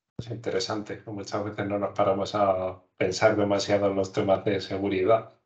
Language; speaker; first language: Spanish; native; Spanish